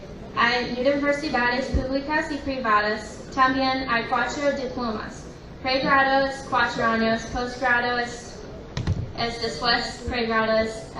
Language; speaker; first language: Spanish; non-native, learner; English